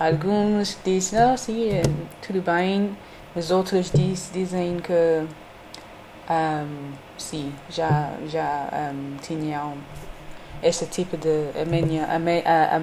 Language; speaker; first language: Portuguese; non-native, learner; English